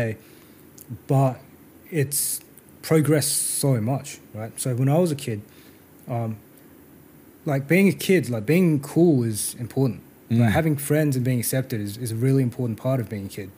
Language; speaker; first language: English; native; English